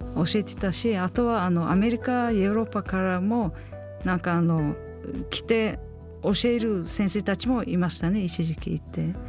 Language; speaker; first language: Japanese; non-native, fluent; Uzbek